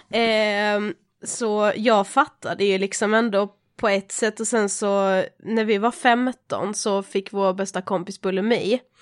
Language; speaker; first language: Swedish; native; Swedish